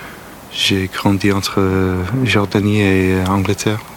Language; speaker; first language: French; non-native, learner; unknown